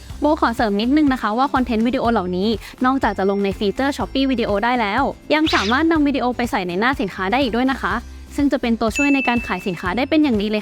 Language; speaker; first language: Thai; native; Thai